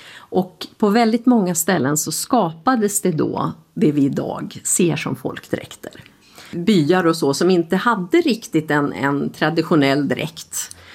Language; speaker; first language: Swedish; native; Swedish